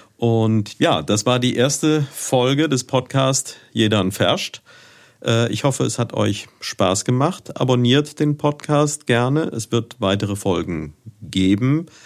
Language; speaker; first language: German; native; German